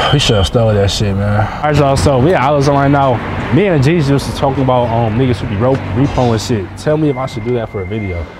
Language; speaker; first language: English; native; English